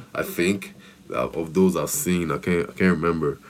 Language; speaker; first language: English; non-native, local second language; Yoruba